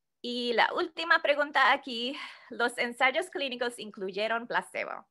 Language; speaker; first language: Spanish; non-native, fluent; English